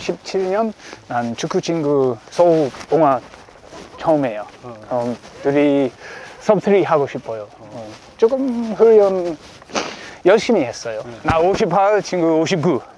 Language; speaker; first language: Korean; non-native, learner; English